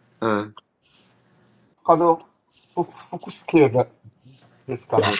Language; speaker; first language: Japanese; non-native, learner; Chinese